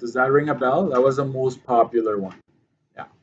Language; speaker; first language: English; native; English